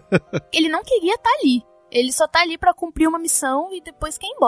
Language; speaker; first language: Portuguese; native; Portuguese